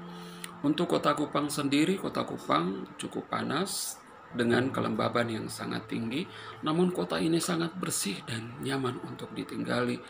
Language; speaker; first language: Indonesian; non-native, fluent; Persian